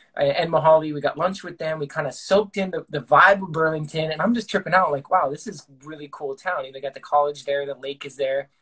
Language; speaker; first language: English; native; English